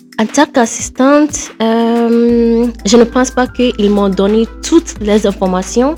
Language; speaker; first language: French; non-native, fluent; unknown